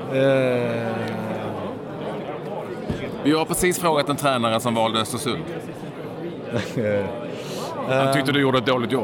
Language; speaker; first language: Swedish; native; Swedish